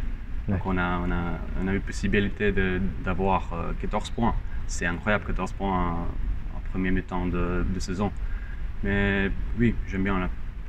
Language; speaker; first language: French; non-native, fluent; Croatian